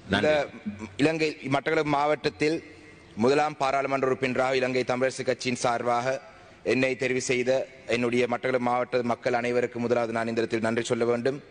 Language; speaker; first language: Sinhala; non-native, local second language; Tamil